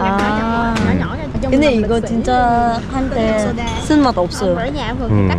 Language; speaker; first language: Korean; non-native, learner; Vietnamese